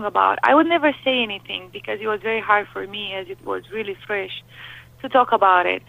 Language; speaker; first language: English; non-native, fluent; Romanian